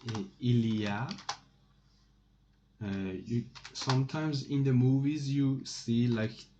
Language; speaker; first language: English; non-native, fluent; Persian